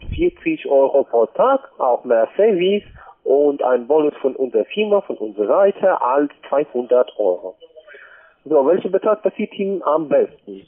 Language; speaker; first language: German; non-native, learner; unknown